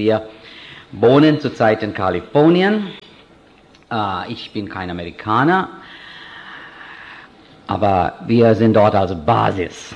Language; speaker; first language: German; non-native, fluent; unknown